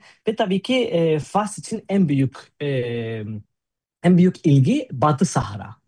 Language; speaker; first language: Turkish; non-native, fluent; Spanish